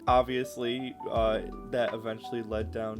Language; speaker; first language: English; native; English